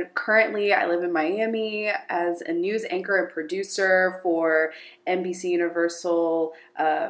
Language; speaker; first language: English; early bilingual, other home language; Amharic